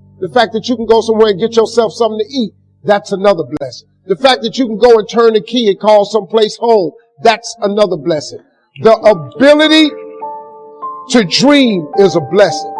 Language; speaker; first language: English; native; English